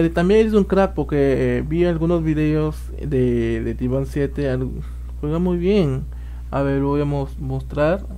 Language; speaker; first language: Spanish; native; Spanish